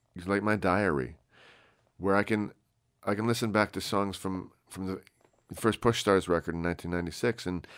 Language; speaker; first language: English; native; English